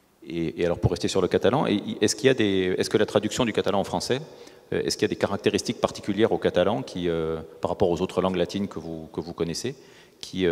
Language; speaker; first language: French; native; French